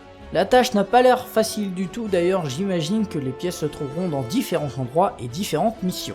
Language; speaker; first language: French; native; French